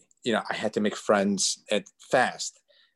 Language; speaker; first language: English; early bilingual, other home language; Chinese